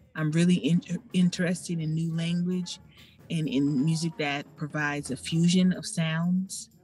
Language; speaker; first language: English; native; English